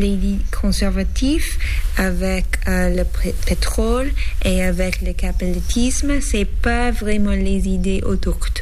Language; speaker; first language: French; non-native, learner; English